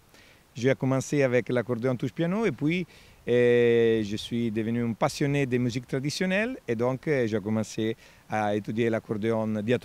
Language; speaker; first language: French; non-native, fluent; Italian